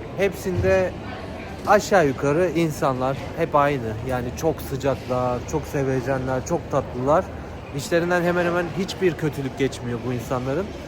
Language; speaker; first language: Turkish; native; Turkish